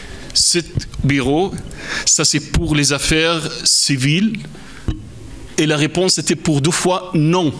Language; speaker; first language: French; non-native, fluent; Arabic